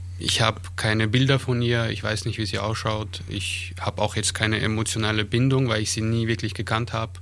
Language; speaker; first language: German; early bilingual, other home language; Armenian